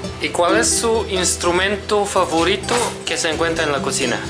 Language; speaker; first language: Spanish; non-native, learner; Bulgarian